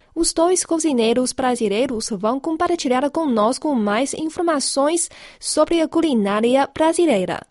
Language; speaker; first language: Portuguese; non-native, fluent; Chinese